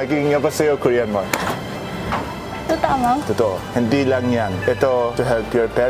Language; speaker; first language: Filipino; non-native, learner; Arabic